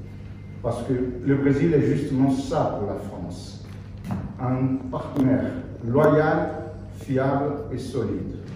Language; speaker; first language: French; non-native, fluent; Portuguese